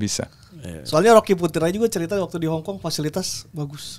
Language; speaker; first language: Indonesian; native; Indonesian